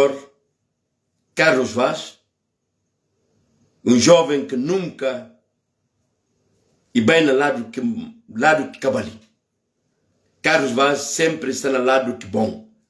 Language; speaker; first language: Portuguese; non-native, local second language; Upper Guinea Crioulo